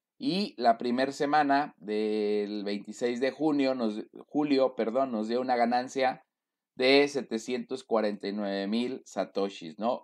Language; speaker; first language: Spanish; native; Spanish